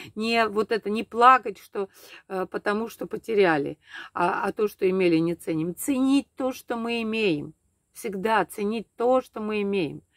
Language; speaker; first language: Russian; native; Russian